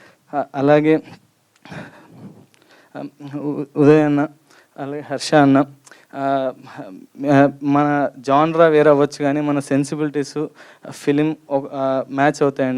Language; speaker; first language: Telugu; native; Telugu